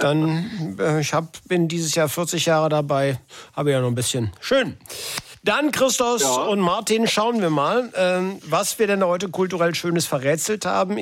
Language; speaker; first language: German; native; German